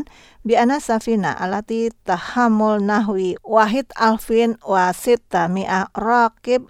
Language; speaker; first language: Arabic; non-native, fluent; Indonesian